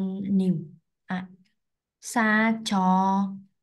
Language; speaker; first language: Korean; non-native, learner; Vietnamese